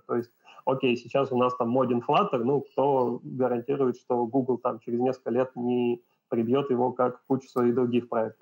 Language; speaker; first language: Russian; native; Russian